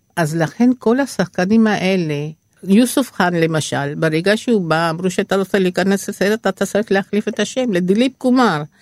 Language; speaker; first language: Hebrew; non-native, fluent; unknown